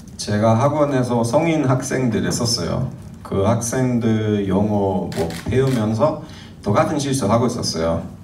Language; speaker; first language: Korean; non-native, fluent; English